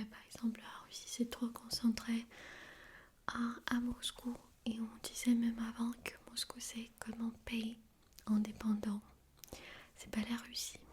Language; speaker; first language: French; non-native, fluent; Armenian